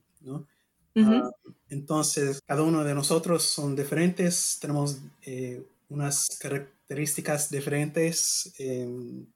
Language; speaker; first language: Spanish; non-native, learner; English